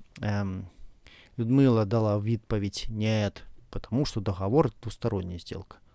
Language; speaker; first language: Ukrainian; non-native, fluent; Russian